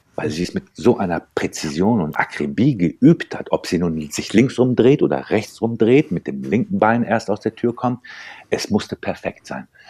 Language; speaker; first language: German; early bilingual, other home language; Turkish